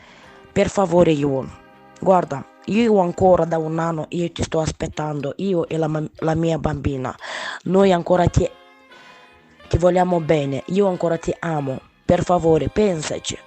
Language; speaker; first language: Italian; non-native, learner; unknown